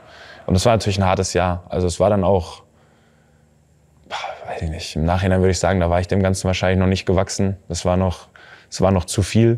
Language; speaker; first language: German; native; German